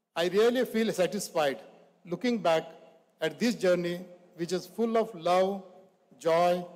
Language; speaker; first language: English; non-native, local second language; Marathi